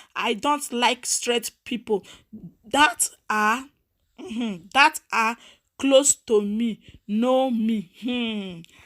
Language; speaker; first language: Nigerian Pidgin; non-native, local second language; Yoruba